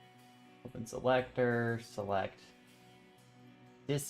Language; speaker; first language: English; native; English